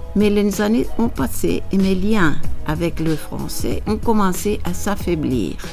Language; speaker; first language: French; non-native, fluent; Spanish